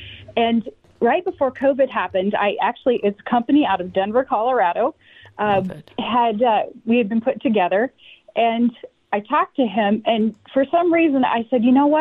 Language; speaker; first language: English; native; English